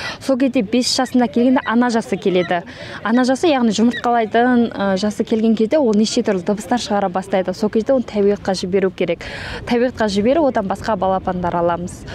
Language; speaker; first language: Kazakh; early bilingual, heritage; Kazakh